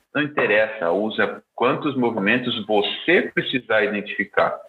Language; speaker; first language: Portuguese; native; Portuguese